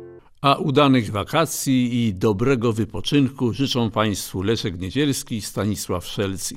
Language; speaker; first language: Polish; native; Polish